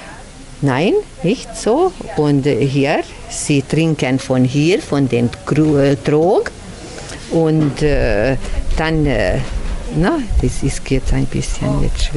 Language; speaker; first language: German; non-native, local second language; Hungarian